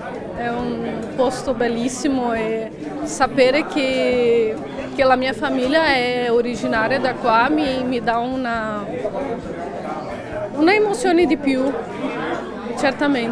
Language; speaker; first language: Italian; non-native, fluent; Portuguese